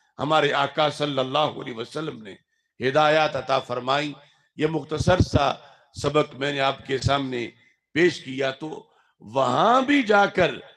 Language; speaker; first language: Urdu; non-native, local second language; Punjabi